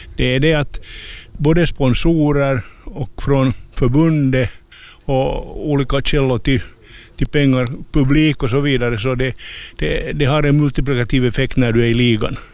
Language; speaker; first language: Swedish; native; Swedish